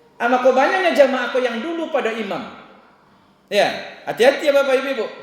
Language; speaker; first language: Malay; non-native, local second language; Minangkabau